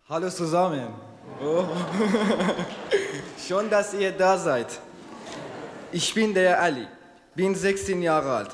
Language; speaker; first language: German; non-native, learner; Persian